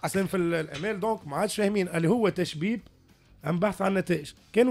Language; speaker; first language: Arabic; native; Arabic